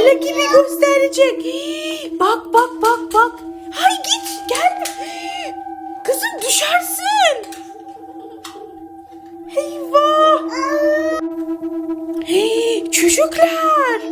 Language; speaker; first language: Turkish; non-native, fluent; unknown